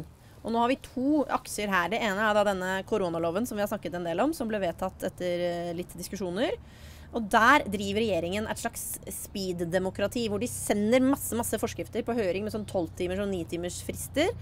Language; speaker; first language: Norwegian; native; Norwegian